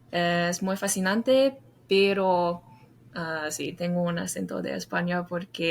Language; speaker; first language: Spanish; non-native, fluent; English